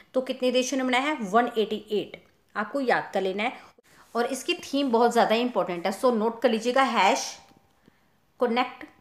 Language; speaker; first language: Hindi; non-native, local second language; Punjabi